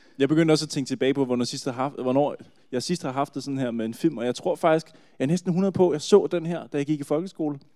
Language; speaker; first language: Danish; native; Danish